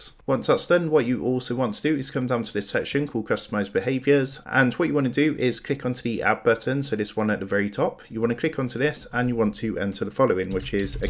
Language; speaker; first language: English; native; English